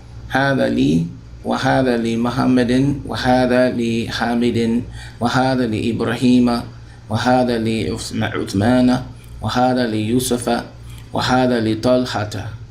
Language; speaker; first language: Arabic; non-native, fluent; English